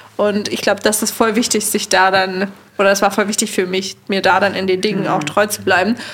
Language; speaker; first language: German; native; German